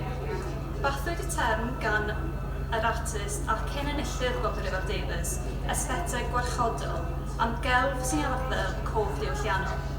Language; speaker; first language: Welsh; native; Welsh